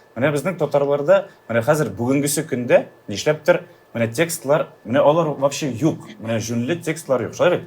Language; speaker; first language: Tatar; native; Tatar